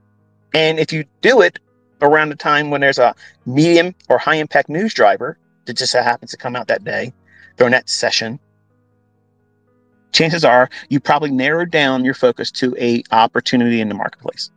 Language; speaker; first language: English; native; English